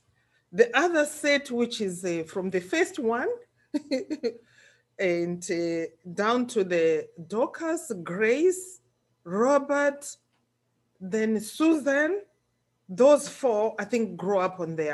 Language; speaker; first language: English; non-native, local second language; Shona